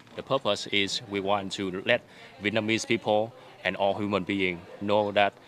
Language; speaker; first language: English; non-native, fluent; Vietnamese